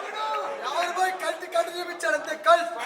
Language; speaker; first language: Telugu; native; Telugu